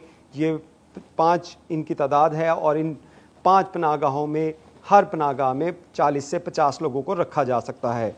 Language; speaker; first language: Urdu; native; Urdu